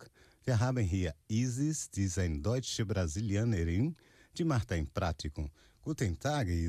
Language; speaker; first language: German; non-native, fluent; Portuguese